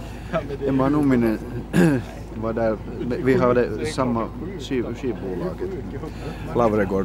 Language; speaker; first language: Swedish; non-native, local second language; Finnish